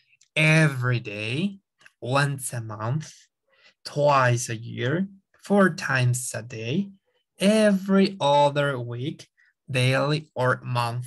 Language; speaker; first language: English; non-native, fluent; Spanish